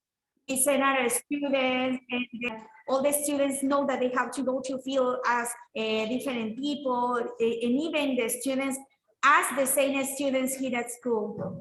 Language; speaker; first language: English; non-native, fluent; Spanish